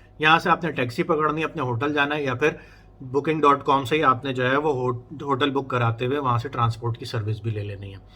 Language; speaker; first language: Urdu; native; Urdu